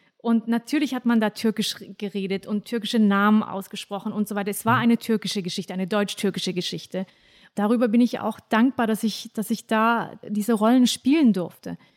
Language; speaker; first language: German; early bilingual, other home language; Turkish